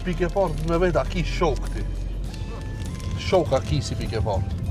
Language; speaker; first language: Albanian; native; Albanian